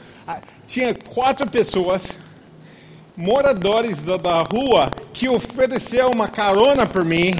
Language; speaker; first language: Portuguese; non-native, fluent; English